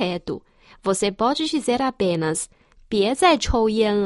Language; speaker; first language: Portuguese; non-native, fluent; Chinese